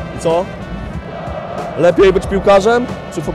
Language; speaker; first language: Polish; native; Polish